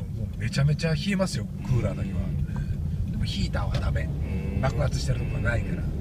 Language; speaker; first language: Japanese; native; Japanese